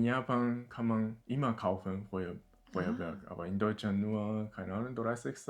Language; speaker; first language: German; non-native, learner; Japanese